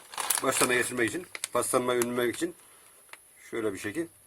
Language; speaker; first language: Turkish; native; Turkish